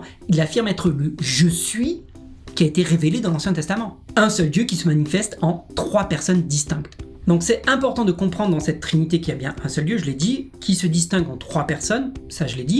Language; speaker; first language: French; native; French